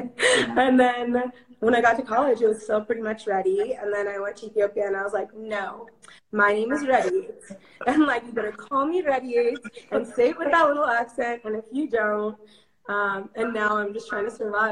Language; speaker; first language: English; early bilingual, other home language; Amharic